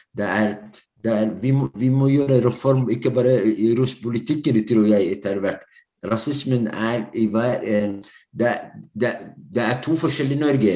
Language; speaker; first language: Norwegian; non-native, fluent; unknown